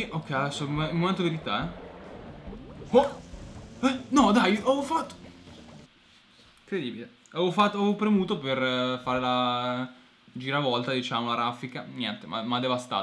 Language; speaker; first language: Italian; native; Italian